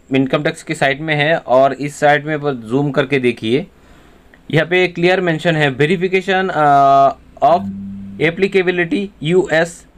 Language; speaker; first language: Hindi; non-native, local second language; Bangla